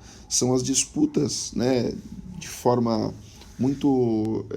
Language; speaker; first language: Portuguese; native; Portuguese